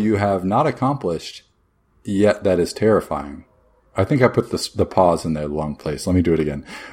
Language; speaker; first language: English; native; English